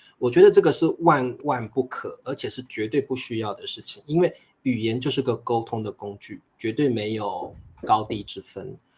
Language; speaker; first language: Chinese; native; Chinese